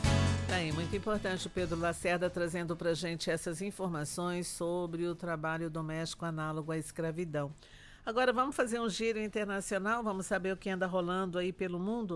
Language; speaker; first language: Portuguese; native; Portuguese